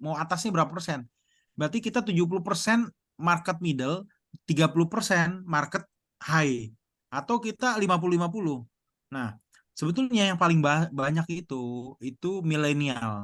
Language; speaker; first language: Indonesian; native; Indonesian